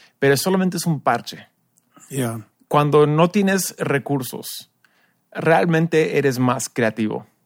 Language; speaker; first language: Spanish; early bilingual, other home language; English